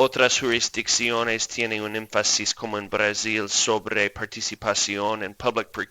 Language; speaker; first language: Spanish; non-native, fluent; English